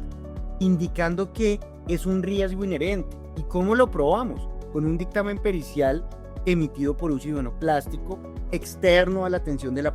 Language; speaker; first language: Spanish; native; Spanish